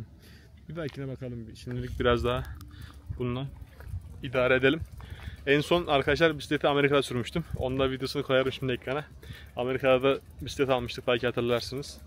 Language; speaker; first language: Turkish; native; Turkish